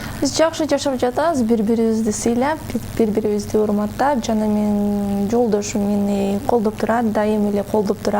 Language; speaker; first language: Kyrgyz; non-native, local second language; Russian